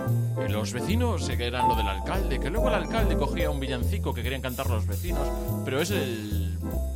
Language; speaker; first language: Spanish; native; Spanish